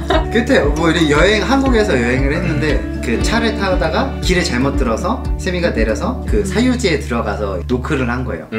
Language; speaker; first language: Korean; native; Korean